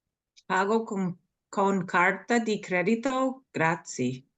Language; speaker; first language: Italian; non-native, learner; English